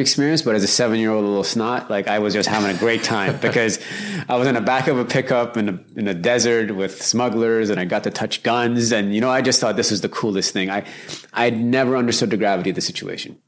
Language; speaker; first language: English; native; English